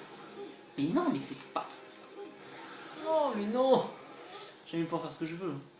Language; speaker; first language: French; native; French